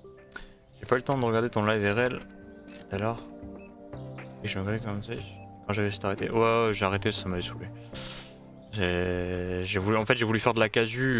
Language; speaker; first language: French; native; French